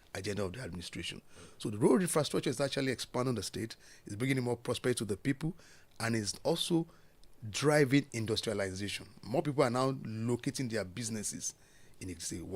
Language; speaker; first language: English; non-native, local second language; Yoruba